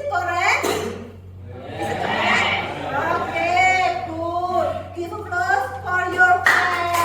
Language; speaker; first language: English; non-native, fluent; Indonesian